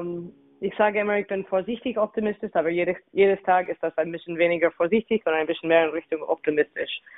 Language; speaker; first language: German; non-native, fluent; English